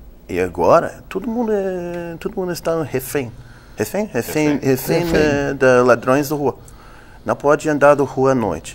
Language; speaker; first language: Portuguese; non-native, fluent; English